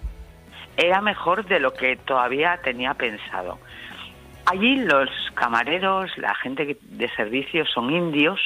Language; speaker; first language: Spanish; native; Spanish